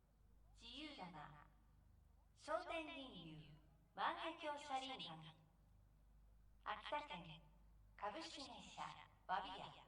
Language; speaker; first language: Japanese; native; Japanese